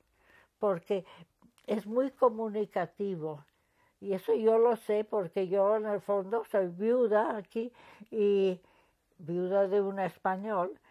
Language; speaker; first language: Spanish; non-native, fluent; English